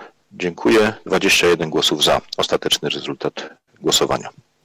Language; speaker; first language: Polish; native; Polish